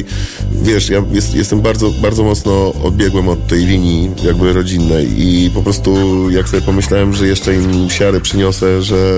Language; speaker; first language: Polish; native; Polish